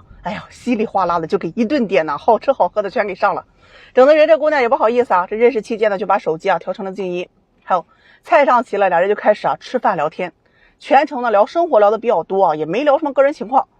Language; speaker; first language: Chinese; native; Chinese